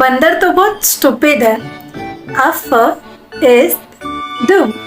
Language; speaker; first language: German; non-native, learner; Hindi